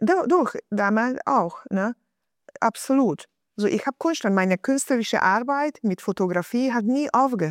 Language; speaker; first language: German; non-native, fluent; Hungarian